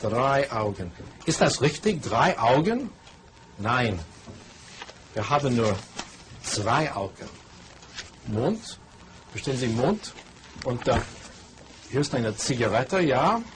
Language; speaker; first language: German; non-native, fluent; English